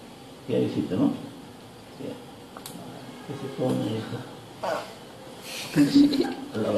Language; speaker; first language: Spanish; native; Spanish